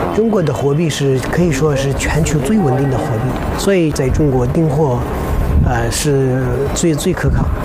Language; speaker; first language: Chinese; non-native, fluent; Arabic